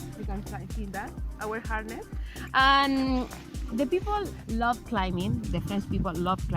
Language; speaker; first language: English; non-native, learner; Spanish